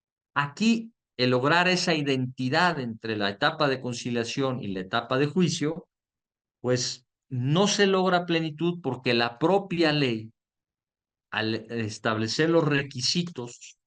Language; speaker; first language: Spanish; native; Spanish